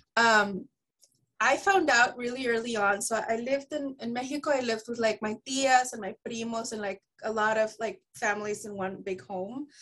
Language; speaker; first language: English; early bilingual, other home language; Spanish